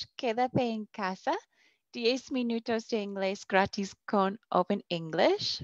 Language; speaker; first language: Spanish; non-native, fluent; English